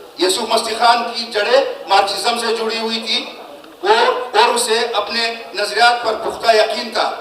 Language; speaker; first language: Urdu; non-native, local second language; Hazaragi